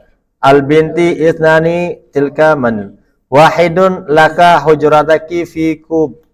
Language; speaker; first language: Arabic; non-native, fluent; Indonesian